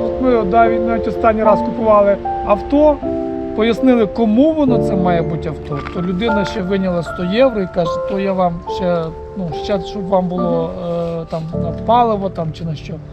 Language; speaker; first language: Ukrainian; native; Ukrainian